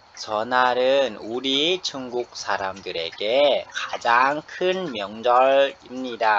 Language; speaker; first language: Korean; non-native, fluent; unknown